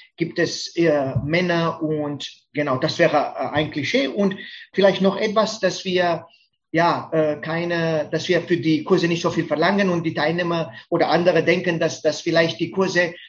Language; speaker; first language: German; non-native, fluent; Romanian